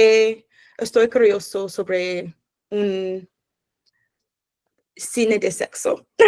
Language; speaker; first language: Spanish; non-native, learner; English